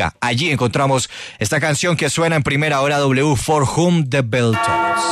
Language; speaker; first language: Spanish; native; Spanish